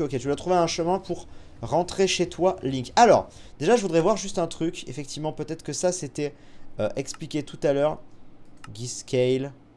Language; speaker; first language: French; native; French